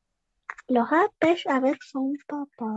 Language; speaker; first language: French; non-native, learner; Russian